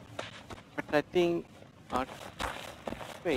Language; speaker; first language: English; non-native, learner; Hungarian